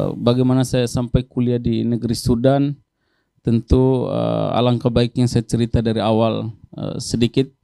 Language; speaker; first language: Indonesian; non-native, local second language; Tetum